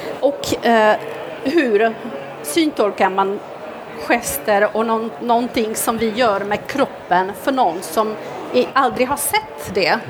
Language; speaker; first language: Swedish; non-native, fluent; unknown